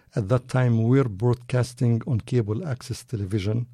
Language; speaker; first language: English; non-native, fluent; Arabic